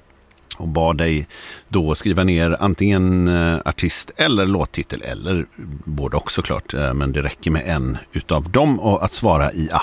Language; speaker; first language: Swedish; native; Swedish